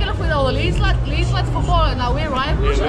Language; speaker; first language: English; native; English